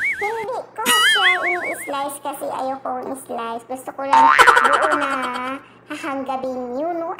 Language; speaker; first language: Filipino; non-native, local second language; Cebuano